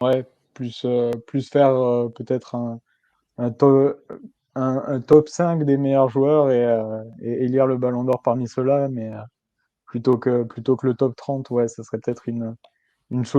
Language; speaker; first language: French; native; French